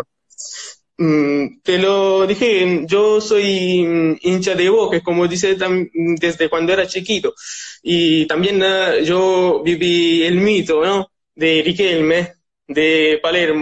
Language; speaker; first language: Spanish; non-native, learner; Italian